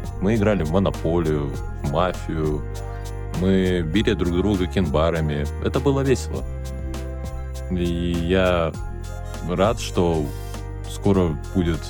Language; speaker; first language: Russian; native; Russian